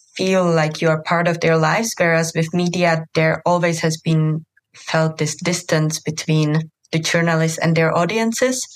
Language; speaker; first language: English; non-native, fluent; Czech